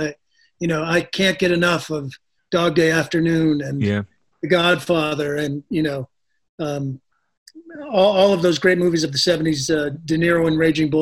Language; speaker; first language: English; native; English